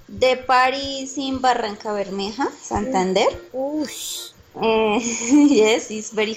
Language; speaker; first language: English; non-native, learner; Spanish